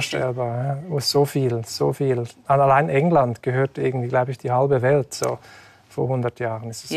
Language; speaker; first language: German; native; German